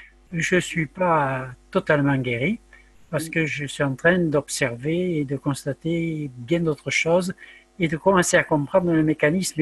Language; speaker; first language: French; native; French